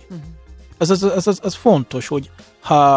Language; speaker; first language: Hungarian; non-native, fluent; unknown